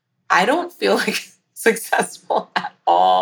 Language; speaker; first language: English; native; English